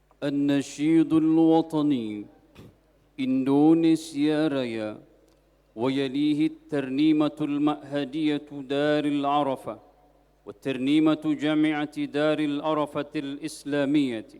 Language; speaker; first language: Arabic; non-native, fluent; Indonesian